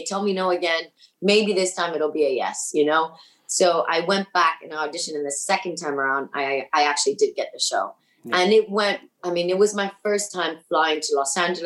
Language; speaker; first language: English; early bilingual, other home language; Spanish